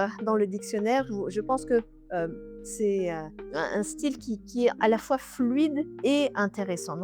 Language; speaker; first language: French; native; French